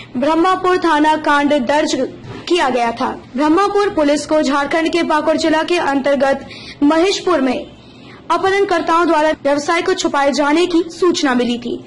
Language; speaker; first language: Hindi; native; Hindi